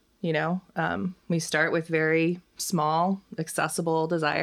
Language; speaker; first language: English; native; English